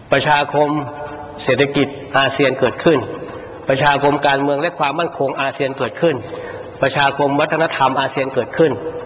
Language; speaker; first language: Thai; non-native, local second language; Pattani Malay